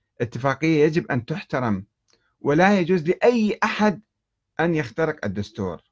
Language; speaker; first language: Arabic; native; Arabic